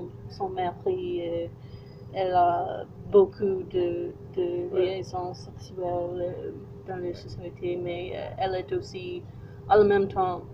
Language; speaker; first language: French; non-native, learner; English